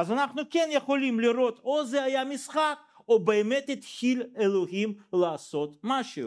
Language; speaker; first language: Hebrew; non-native, fluent; Russian